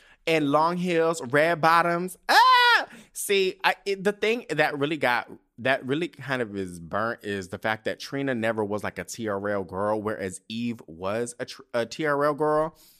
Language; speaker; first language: English; native; English